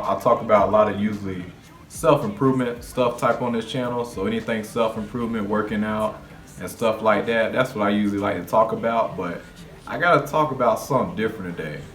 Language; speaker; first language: English; native; English